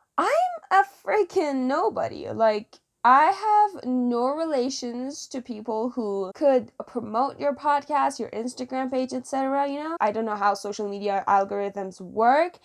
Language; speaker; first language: English; non-native, fluent; Persian